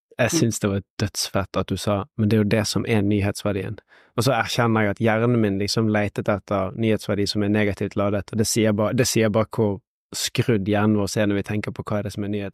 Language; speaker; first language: Norwegian; native; Norwegian